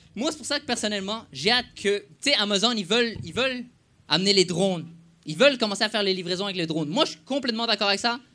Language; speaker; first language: French; non-native, fluent; Spanish